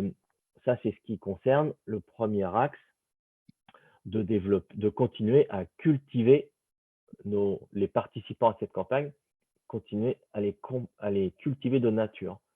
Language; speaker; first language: French; native; French